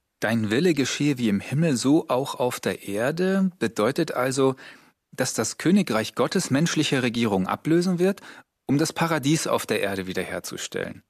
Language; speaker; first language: German; native; German